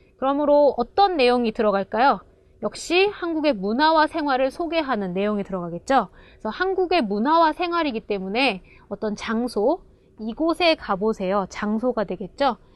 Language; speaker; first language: Korean; native; Korean